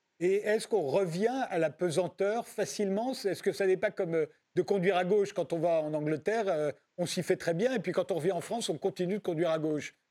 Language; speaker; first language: French; native; French